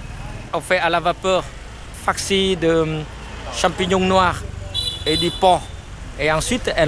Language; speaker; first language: French; non-native, fluent; Vietnamese